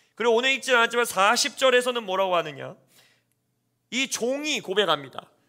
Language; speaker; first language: Korean; native; Korean